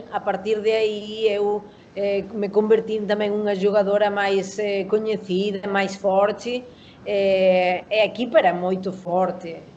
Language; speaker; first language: Portuguese; non-native, learner; Spanish